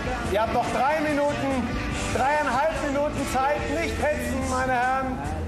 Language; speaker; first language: German; native; German